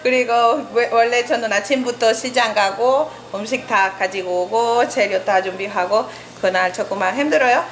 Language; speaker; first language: Korean; non-native, learner; Spanish